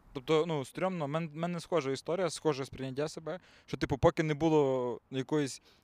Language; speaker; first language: Ukrainian; native; Ukrainian